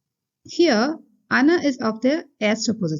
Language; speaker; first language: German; non-native, fluent; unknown